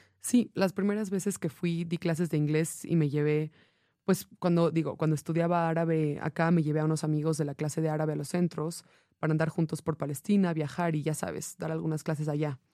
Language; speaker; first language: Spanish; non-native, fluent; English